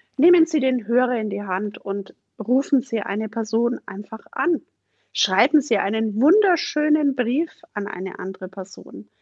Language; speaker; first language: German; native; German